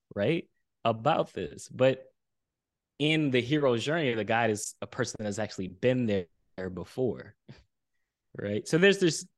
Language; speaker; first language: English; early bilingual, other home language; Haitian Creole